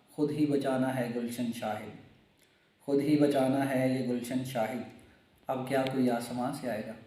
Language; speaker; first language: Urdu; non-native, local second language; Punjabi